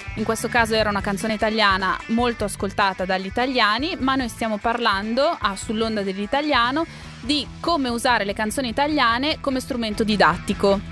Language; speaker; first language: Italian; native; Italian